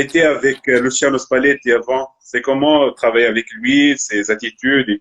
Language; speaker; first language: French; non-native, local second language; Arabic